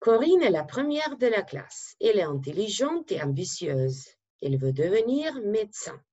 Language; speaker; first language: French; non-native, fluent; Macedonian